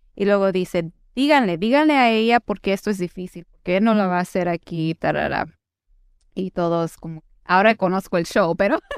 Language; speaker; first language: Spanish; early bilingual, heritage; Spanish